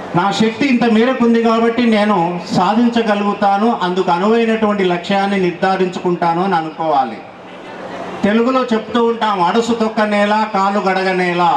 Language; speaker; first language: Telugu; native; Telugu